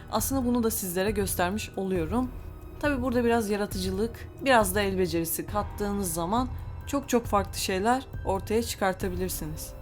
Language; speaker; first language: Turkish; native; Turkish